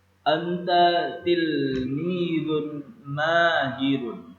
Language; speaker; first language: Arabic; non-native, fluent; Indonesian